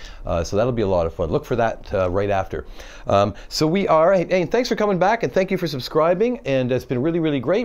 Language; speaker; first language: English; native; English